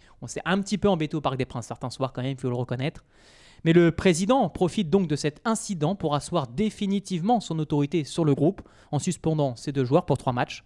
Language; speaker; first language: French; native; French